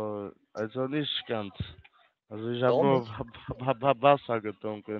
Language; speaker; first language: German; non-native, learner; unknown